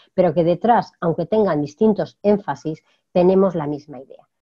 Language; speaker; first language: Spanish; native; Spanish